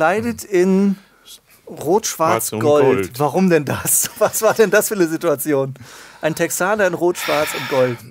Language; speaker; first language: German; native; German